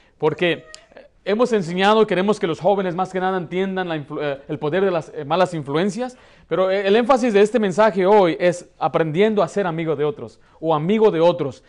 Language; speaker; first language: Spanish; early bilingual, heritage; Spanish